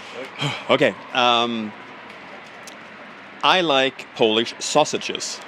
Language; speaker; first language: English; non-native, fluent; Swedish